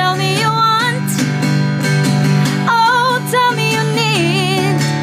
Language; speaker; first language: English; non-native, local second language; Cebuano